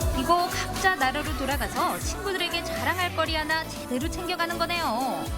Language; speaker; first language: Korean; native; Korean